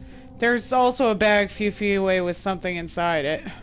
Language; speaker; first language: English; native; English